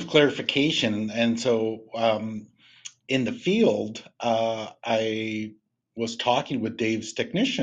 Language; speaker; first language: English; native; English